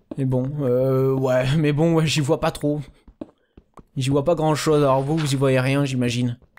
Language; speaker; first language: French; native; French